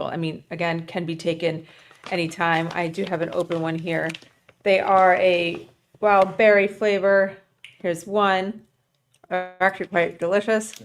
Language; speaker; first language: English; native; English